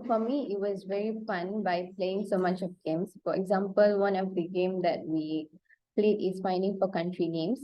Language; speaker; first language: English; non-native, learner; Malay